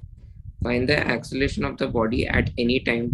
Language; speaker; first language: English; non-native, local second language; Hindi